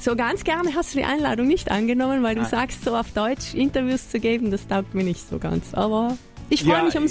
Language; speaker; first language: German; native; German